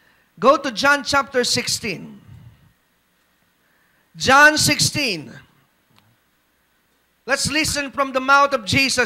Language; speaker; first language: English; non-native, local second language; Filipino